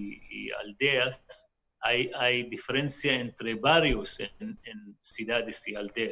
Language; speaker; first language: Spanish; non-native, fluent; Hebrew